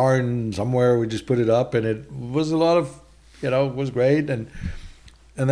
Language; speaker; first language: English; non-native, fluent; German